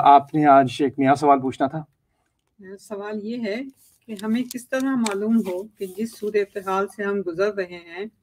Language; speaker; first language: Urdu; native; Urdu